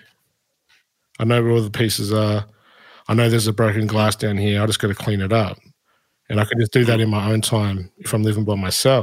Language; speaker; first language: English; native; English